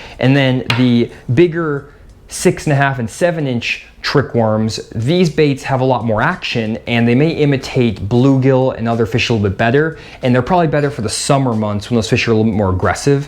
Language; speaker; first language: English; native; English